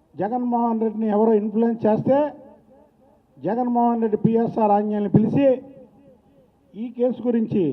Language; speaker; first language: Telugu; native; Telugu